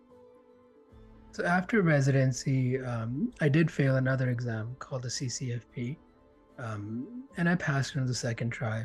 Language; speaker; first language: English; non-native, local second language; Hindi